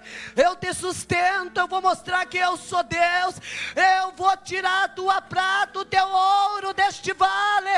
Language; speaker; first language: Portuguese; native; Portuguese